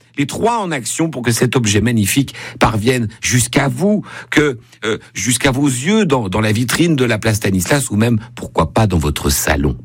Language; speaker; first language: French; native; French